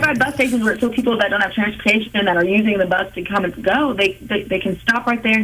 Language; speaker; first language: English; native; English